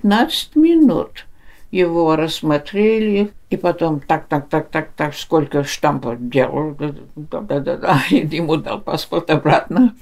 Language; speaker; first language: Russian; early bilingual, heritage; Russian